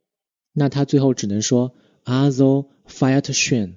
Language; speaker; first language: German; non-native, fluent; Chinese